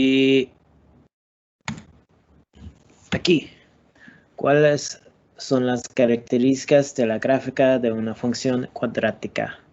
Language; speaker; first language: Spanish; non-native, learner; English